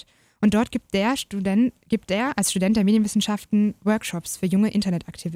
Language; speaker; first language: German; native; German